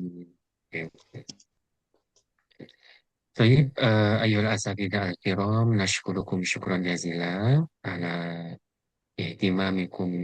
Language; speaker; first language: Arabic; non-native, fluent; Indonesian